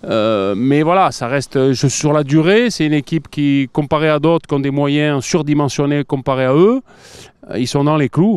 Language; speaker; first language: French; native; French